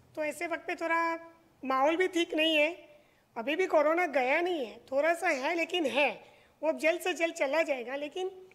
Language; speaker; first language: Hindi; non-native, local second language; Marathi